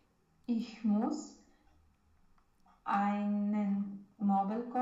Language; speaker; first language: German; non-native, learner; Romanian